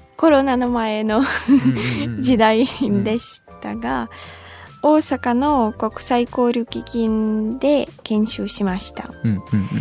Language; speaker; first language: Japanese; non-native, fluent; Ukrainian